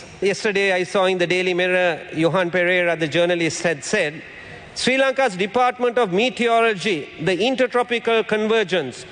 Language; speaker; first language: English; non-native, local second language; Sinhala